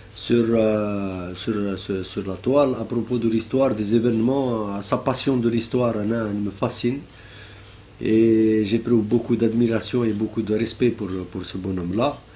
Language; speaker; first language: French; non-native, local second language; Arabic